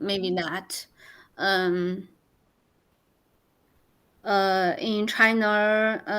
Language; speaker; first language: English; non-native, learner; Chinese